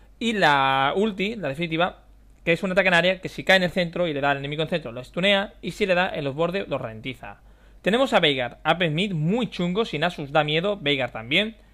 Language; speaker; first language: Spanish; native; Spanish